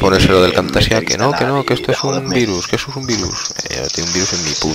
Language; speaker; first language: Spanish; native; Spanish